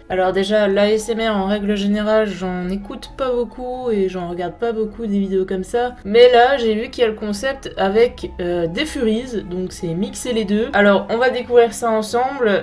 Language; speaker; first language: French; native; French